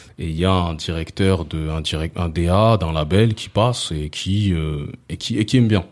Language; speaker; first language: French; early bilingual, other home language; Lingala